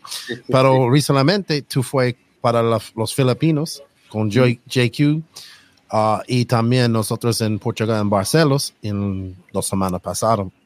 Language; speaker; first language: Spanish; non-native, learner; English